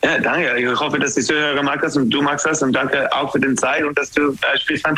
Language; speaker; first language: German; non-native, learner; English